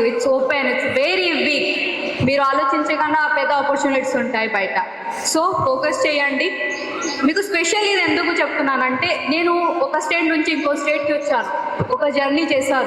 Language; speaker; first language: Telugu; non-native, fluent; Odia